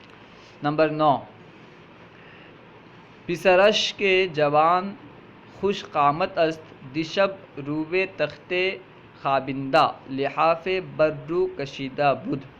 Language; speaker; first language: Persian; non-native, fluent; Urdu